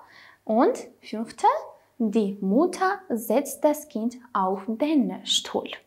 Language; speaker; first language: German; non-native, fluent; Armenian